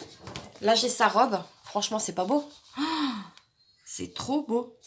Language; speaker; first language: French; native; French